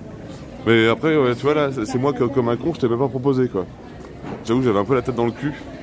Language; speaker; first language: French; native; French